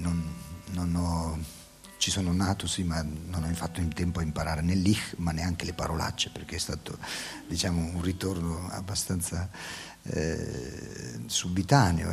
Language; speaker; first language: Italian; native; Italian